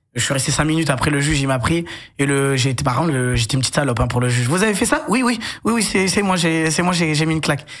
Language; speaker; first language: French; native; French